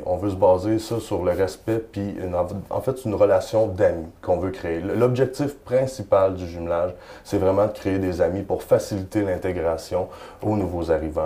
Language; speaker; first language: French; native; French